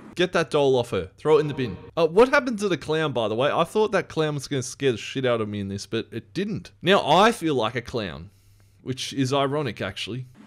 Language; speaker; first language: English; native; English